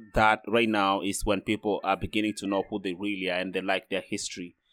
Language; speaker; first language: English; non-native, fluent; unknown